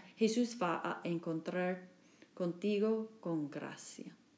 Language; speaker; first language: Spanish; non-native, learner; English